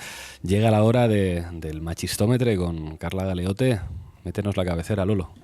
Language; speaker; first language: Spanish; native; Spanish